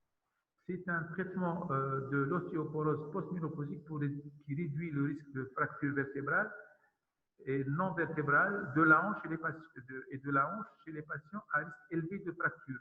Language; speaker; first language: French; non-native, local second language; Arabic